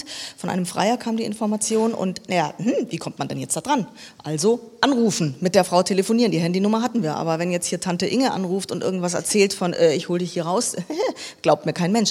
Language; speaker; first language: German; native; German